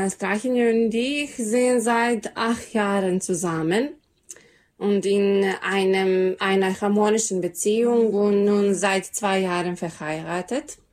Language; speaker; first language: German; non-native, learner; Serbian